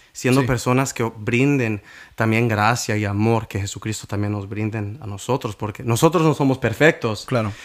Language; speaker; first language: Spanish; early bilingual, heritage; Spanish